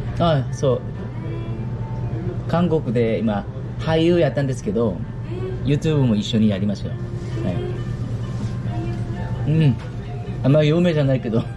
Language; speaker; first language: Japanese; non-native, learner; Korean